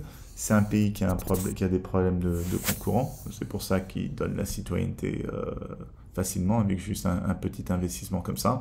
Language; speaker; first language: French; native; French